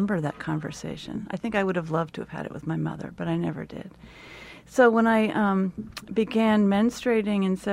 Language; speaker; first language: English; native; English